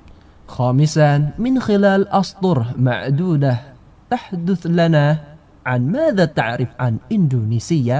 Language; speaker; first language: Arabic; non-native, fluent; Indonesian